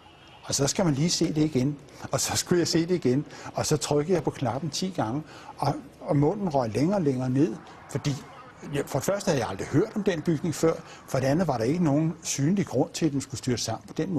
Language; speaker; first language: Danish; native; Danish